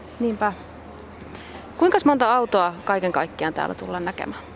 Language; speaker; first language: Finnish; native; Finnish